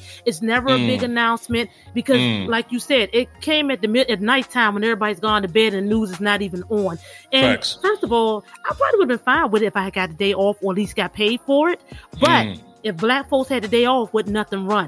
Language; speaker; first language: English; native; English